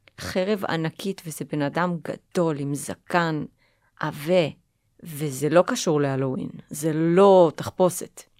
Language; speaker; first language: Hebrew; native; Hebrew